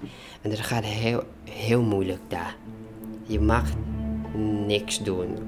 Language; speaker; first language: Dutch; non-native, learner; Thai